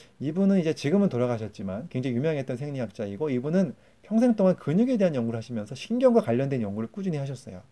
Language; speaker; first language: Korean; native; Korean